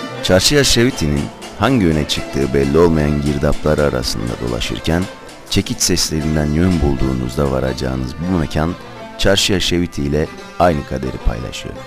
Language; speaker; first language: Turkish; native; Turkish